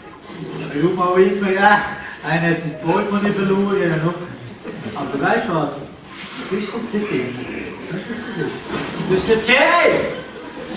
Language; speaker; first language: German; native; German